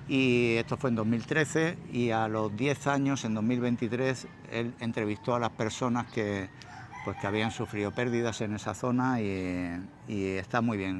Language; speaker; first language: Spanish; native; Spanish